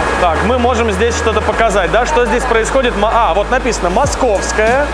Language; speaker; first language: Russian; native; Russian